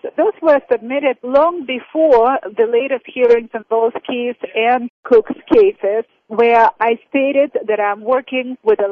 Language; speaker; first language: English; non-native, fluent; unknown